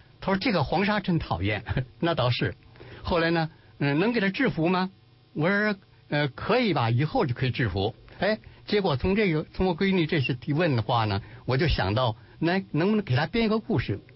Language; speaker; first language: Chinese; native; Chinese